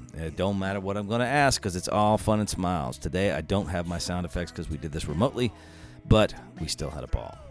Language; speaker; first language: English; native; English